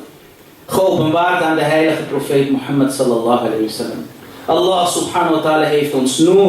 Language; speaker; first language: Dutch; early bilingual, other home language; Urdu